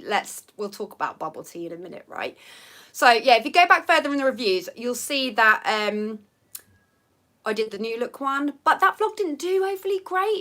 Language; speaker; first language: English; native; English